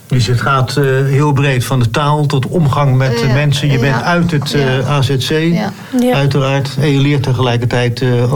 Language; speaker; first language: Dutch; native; Dutch